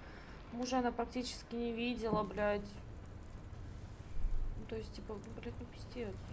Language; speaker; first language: Russian; native; Russian